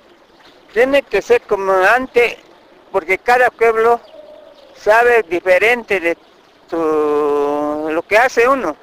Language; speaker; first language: Spanish; non-native, local second language; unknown